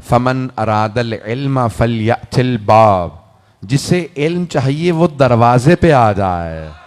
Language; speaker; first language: Urdu; early bilingual, heritage; Urdu